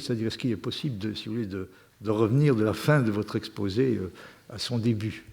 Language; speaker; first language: French; native; French